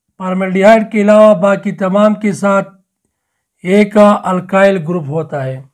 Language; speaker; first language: Urdu; non-native, local second language; Pashto